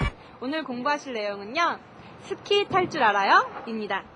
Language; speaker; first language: Korean; native; Korean